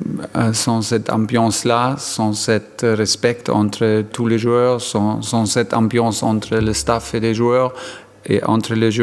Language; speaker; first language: French; non-native, fluent; German